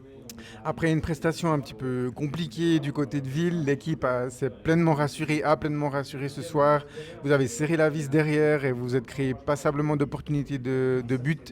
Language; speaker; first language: French; native; French